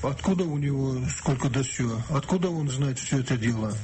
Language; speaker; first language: Russian; non-native, local second language; Kazakh